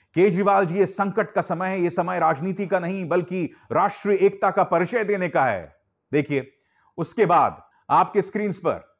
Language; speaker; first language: Hindi; native; Hindi